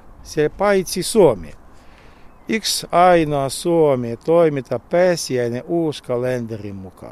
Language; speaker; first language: Finnish; non-native, learner; Russian